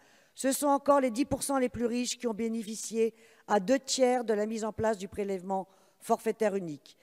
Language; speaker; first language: French; native; French